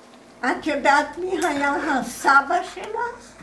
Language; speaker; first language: Hebrew; non-native, fluent; Croatian